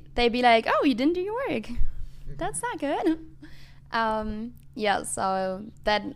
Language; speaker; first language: English; non-native, fluent; German